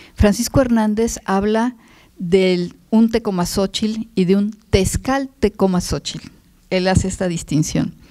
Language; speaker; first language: Spanish; native; Spanish